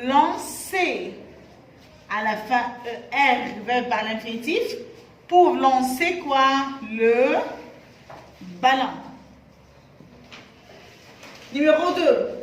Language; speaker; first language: French; non-native, fluent; Arabic